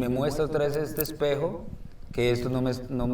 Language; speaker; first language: Spanish; native; Spanish